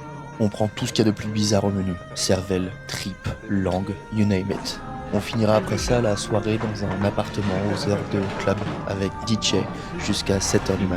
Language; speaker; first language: French; native; French